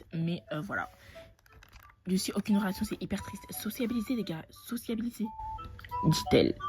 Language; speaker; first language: French; native; French